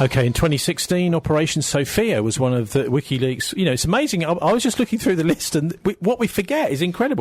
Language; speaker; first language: English; native; English